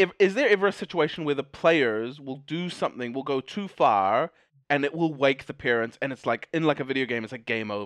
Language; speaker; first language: English; native; English